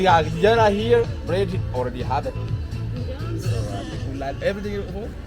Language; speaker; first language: English; non-native, learner; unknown